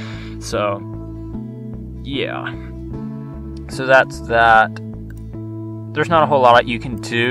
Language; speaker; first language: English; native; English